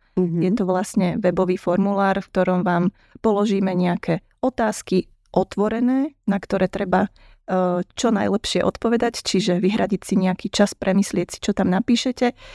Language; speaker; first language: Slovak; native; Slovak